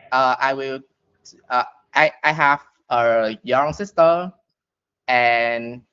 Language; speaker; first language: English; non-native, learner; Vietnamese